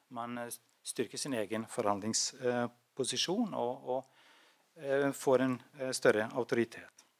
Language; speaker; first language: Norwegian; non-native, fluent; Albanian